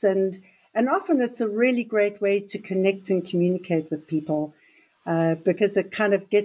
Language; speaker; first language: English; native; English